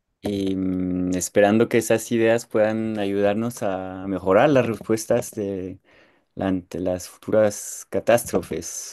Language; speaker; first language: Spanish; non-native, fluent; French